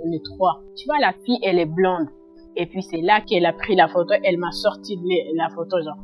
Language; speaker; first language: French; non-native, learner; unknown